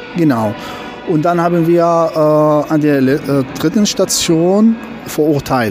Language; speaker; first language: German; non-native, fluent; Arabic